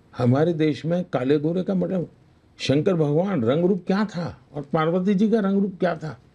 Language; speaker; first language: Hindi; non-native, local second language; Gujarati